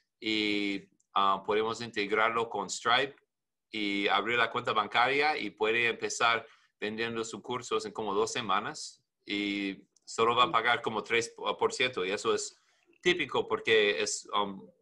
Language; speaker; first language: Spanish; non-native, learner; English